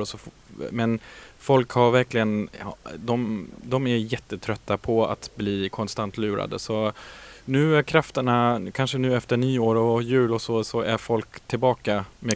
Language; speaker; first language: Swedish; native; Swedish